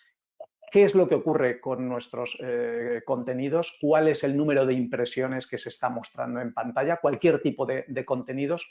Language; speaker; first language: Spanish; native; Spanish